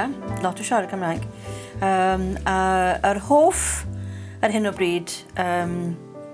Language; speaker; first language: Welsh; non-native, learner; English